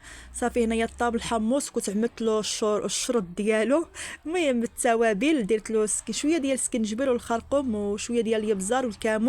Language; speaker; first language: Arabic; native; Arabic